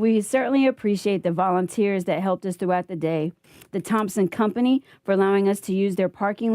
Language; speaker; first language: English; native; English